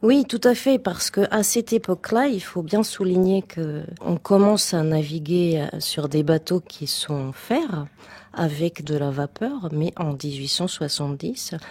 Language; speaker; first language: French; native; French